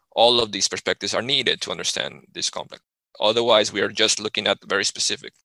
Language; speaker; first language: English; non-native, fluent; Spanish